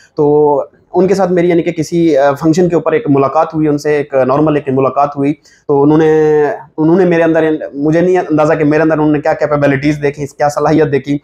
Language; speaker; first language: Urdu; non-native, local second language; Saraiki